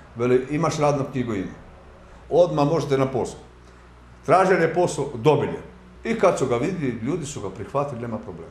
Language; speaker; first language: Bosnian; non-native, local second language; Romanian